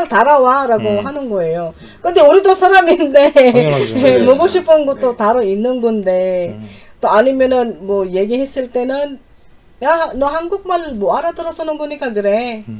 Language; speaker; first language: Korean; non-native, learner; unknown